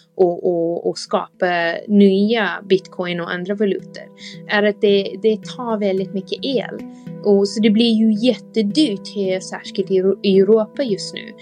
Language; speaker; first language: Swedish; non-native, fluent; English